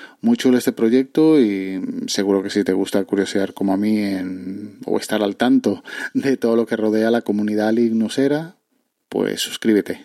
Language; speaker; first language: Spanish; native; Spanish